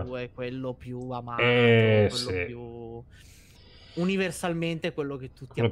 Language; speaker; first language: Italian; native; Italian